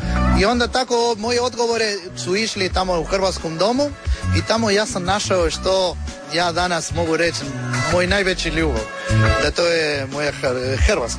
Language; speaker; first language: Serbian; non-native, learner; Spanish